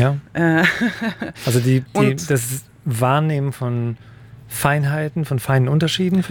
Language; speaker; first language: German; native; German